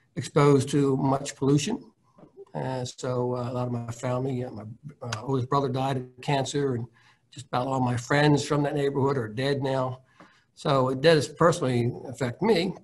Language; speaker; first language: English; native; English